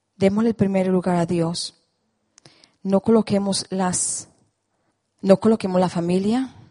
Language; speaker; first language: Spanish; native; Spanish